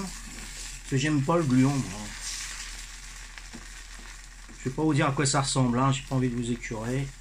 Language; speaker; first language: French; native; French